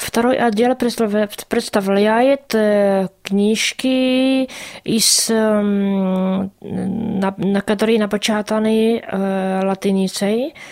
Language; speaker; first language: Russian; non-native, learner; Czech